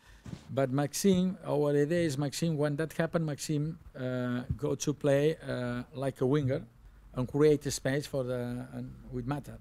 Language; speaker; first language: English; non-native, learner; Catalan